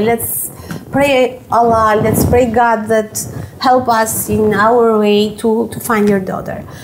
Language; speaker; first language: English; non-native, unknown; Albanian